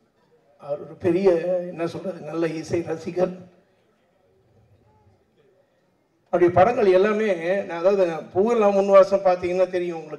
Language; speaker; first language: Tamil; native; Tamil